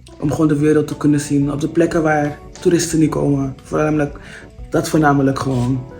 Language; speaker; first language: Dutch; native; Dutch